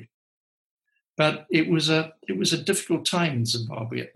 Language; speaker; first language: English; native; English